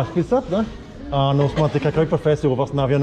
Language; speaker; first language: Russian; non-native, learner; English